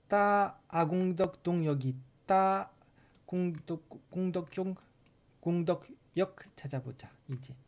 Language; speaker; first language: Korean; non-native, learner; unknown